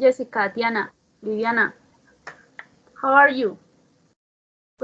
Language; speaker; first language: English; non-native, learner; Spanish